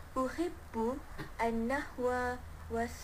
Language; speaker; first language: Arabic; non-native, learner; Malay